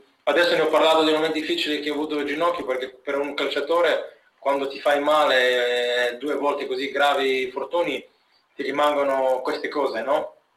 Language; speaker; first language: Italian; non-native, fluent; Bulgarian